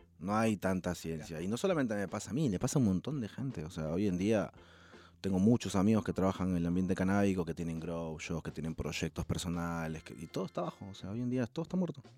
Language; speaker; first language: Spanish; native; Spanish